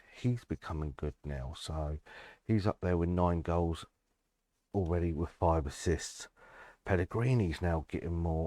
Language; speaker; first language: English; native; English